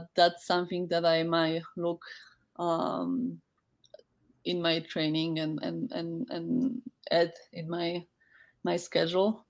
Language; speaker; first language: English; non-native, fluent; Polish